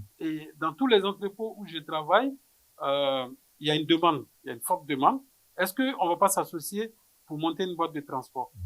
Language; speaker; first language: French; non-native, local second language; Bambara